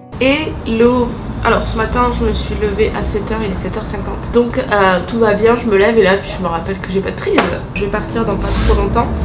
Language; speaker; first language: French; native; French